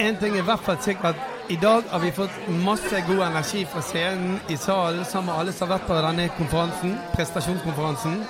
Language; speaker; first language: Norwegian; native; Norwegian